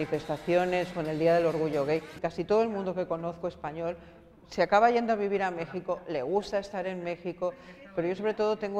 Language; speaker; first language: Spanish; native; Spanish